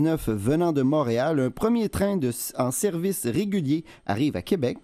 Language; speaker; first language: French; native; French